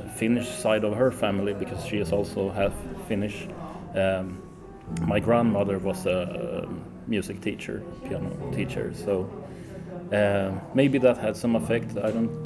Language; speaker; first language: English; early bilingual, other home language; Swedish